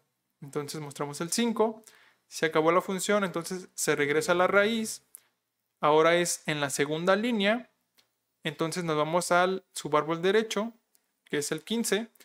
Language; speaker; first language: Spanish; native; Spanish